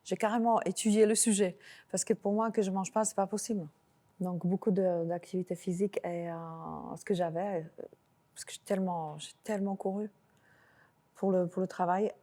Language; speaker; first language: French; non-native, fluent; Slovak